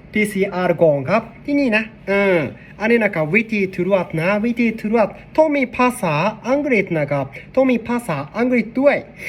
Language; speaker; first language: Thai; non-native, learner; Japanese